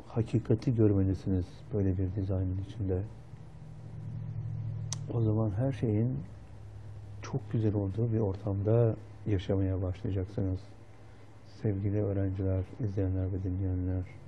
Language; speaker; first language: Turkish; native; Turkish